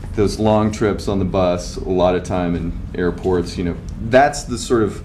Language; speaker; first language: English; native; English